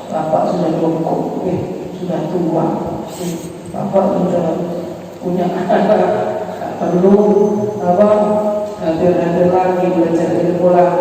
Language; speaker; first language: Indonesian; native; Indonesian